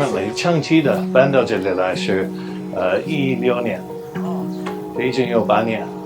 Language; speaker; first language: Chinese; non-native, fluent; English